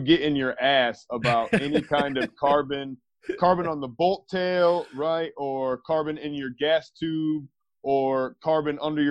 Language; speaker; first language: English; native; English